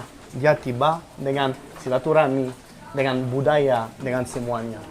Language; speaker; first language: Indonesian; non-native, learner; French